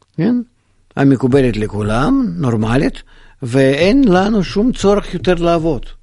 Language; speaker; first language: Hebrew; non-native, fluent; Russian